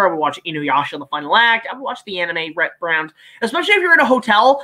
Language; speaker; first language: English; native; English